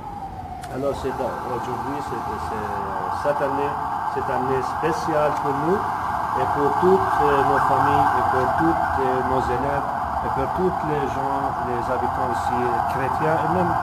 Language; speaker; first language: French; non-native, local second language; Arabic